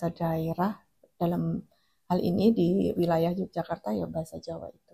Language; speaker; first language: Indonesian; non-native, local second language; Javanese